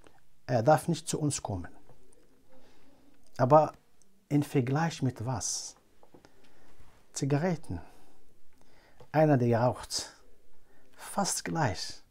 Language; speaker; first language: German; non-native, fluent; Arabic